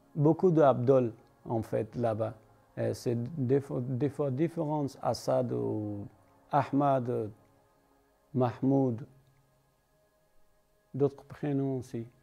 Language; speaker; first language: French; non-native, learner; Persian